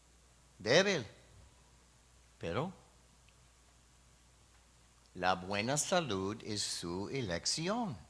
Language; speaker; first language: Spanish; non-native, learner; English